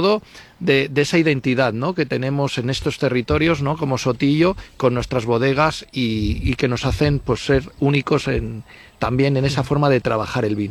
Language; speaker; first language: Spanish; native; Spanish